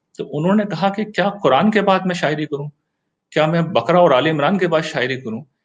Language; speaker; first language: Urdu; native; Urdu